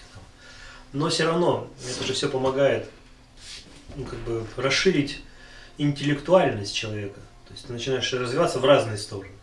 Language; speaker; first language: Russian; native; Russian